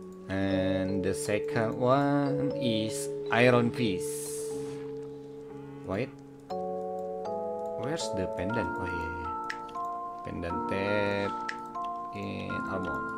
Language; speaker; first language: English; non-native, learner; Indonesian